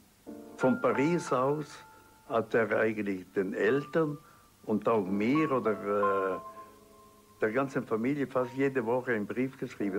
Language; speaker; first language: German; non-native, local second language; Italian